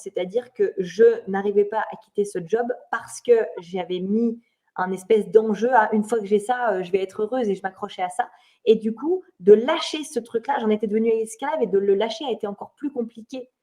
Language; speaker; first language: French; native; French